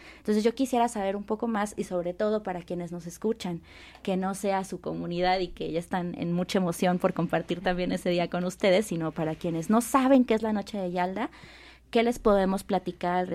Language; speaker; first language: Spanish; native; Spanish